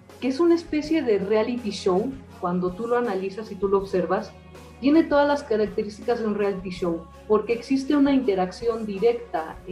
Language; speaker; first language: Spanish; native; Spanish